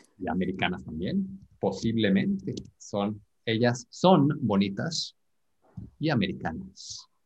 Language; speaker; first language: Spanish; native; Spanish